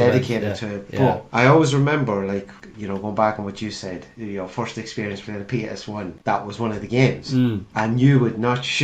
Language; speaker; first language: English; native; English